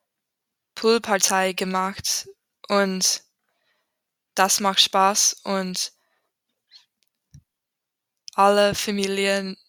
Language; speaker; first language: German; non-native, learner; English